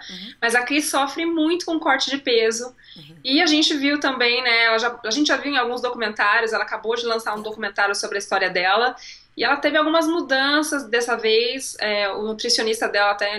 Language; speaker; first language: Portuguese; native; Portuguese